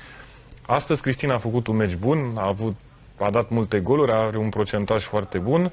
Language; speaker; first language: Romanian; native; Romanian